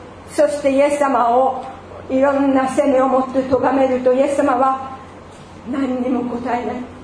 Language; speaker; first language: Japanese; non-native, fluent; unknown